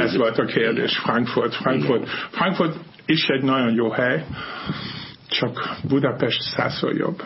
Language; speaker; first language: Hungarian; non-native, fluent; German